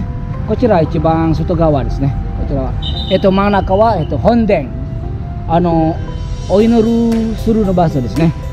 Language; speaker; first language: Japanese; non-native, fluent; Indonesian